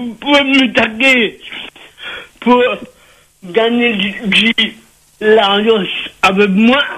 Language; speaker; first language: French; non-native, local second language; Réunion Creole French